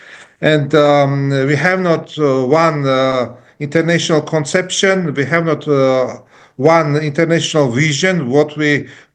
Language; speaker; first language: English; non-native, learner; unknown